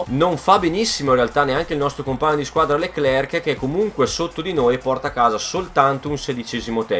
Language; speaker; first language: Italian; native; Italian